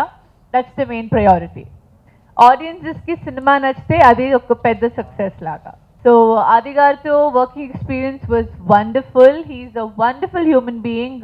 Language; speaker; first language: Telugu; non-native, fluent; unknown